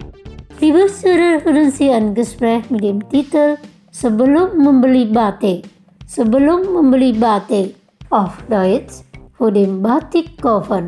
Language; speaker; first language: German; non-native, fluent; Indonesian